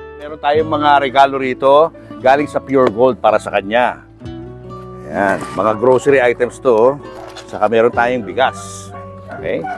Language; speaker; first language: Filipino; native; Filipino